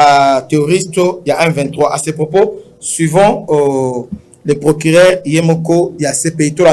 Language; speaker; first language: French; non-native, local second language; Lingala